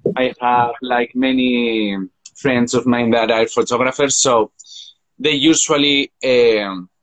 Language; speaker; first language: English; non-native, fluent; Spanish